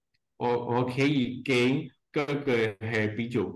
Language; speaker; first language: Chinese; non-native, learner; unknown